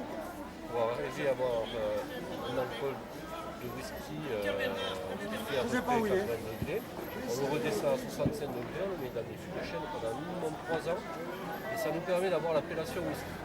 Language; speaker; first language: French; native; French